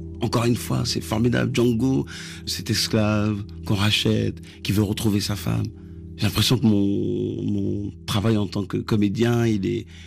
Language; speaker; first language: French; early bilingual, other home language; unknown